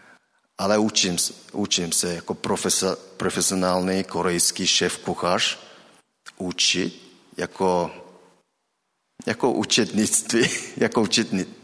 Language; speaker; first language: Czech; non-native, learner; Mongolian